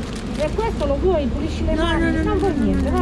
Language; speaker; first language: Italian; native; Italian